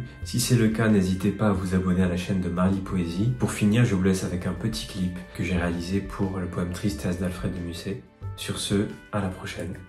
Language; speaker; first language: French; native; French